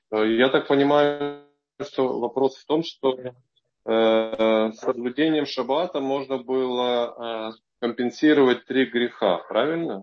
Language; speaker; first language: Russian; native; Russian